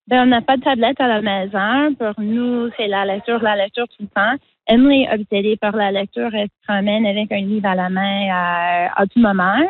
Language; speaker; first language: French; native; French